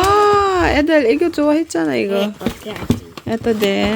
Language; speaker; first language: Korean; non-native, learner; Filipino